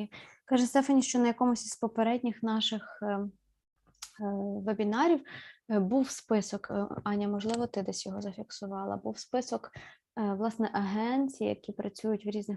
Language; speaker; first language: Ukrainian; native; Ukrainian